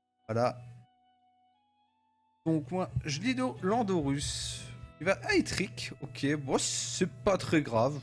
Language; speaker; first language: French; native; French